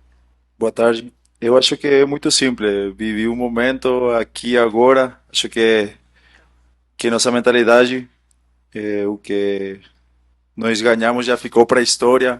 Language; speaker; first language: Portuguese; non-native, fluent; Spanish